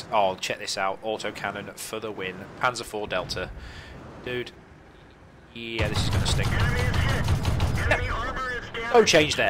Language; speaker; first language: English; native; English